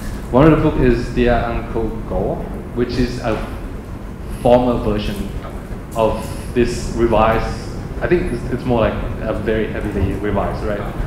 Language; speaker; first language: English; non-native, fluent; Thai